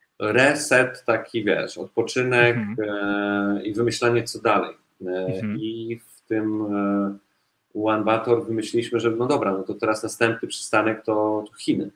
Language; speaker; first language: Polish; native; Polish